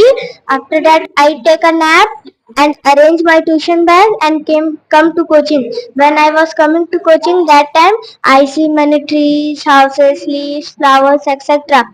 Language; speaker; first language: English; non-native, learner; Hindi